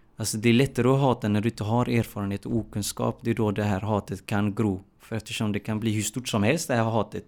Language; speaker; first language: Swedish; native; Swedish